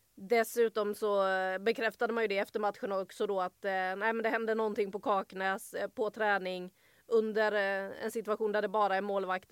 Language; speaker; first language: Swedish; native; Swedish